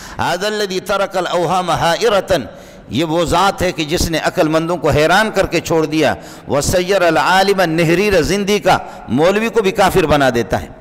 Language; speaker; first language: Urdu; non-native, local second language; Brahui